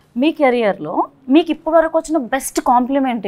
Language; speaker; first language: Telugu; native; Telugu